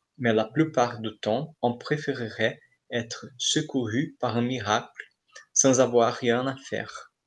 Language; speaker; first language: French; non-native, fluent; Portuguese